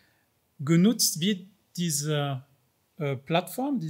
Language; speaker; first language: German; non-native, fluent; French